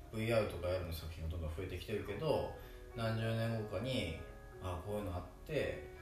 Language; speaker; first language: Japanese; native; Japanese